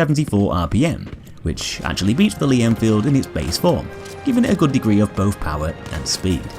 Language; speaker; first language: English; native; English